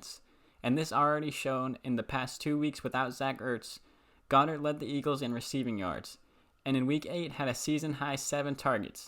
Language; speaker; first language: English; native; English